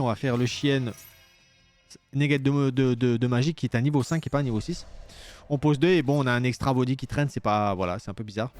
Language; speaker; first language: French; native; French